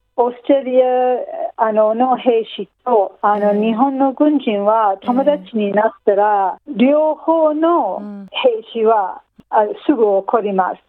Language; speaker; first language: Japanese; non-native, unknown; English